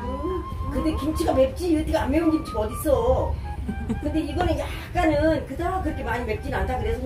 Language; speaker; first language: Korean; native; Korean